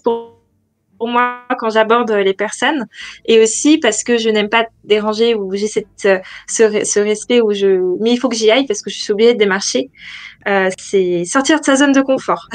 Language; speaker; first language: French; native; French